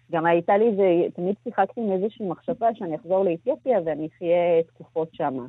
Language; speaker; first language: Hebrew; early bilingual, other home language; Amharic